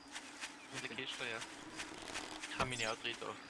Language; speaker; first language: German; native; German